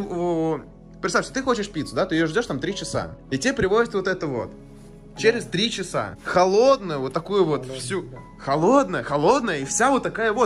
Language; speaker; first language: Russian; native; Russian